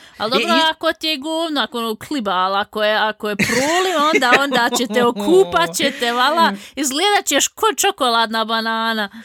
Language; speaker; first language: Bosnian; native; Bosnian